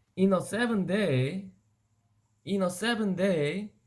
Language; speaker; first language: English; non-native, learner; Korean